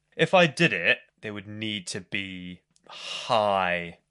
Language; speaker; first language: English; native; English